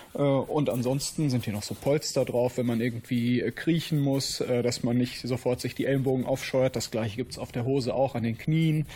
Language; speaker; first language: German; native; German